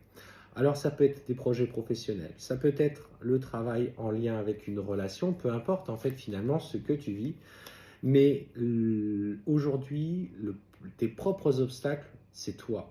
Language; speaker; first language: French; native; French